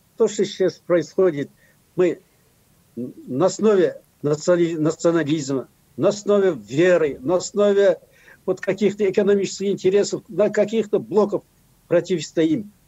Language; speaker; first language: Russian; non-native, local second language; Kazakh